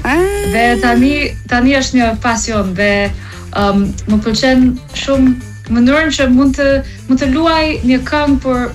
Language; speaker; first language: Albanian; non-native, learner; English